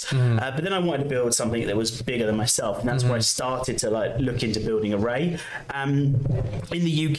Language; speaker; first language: English; native; English